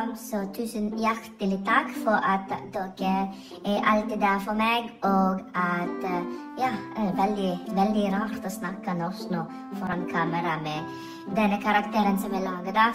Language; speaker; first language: Norwegian; non-native, fluent; Iloko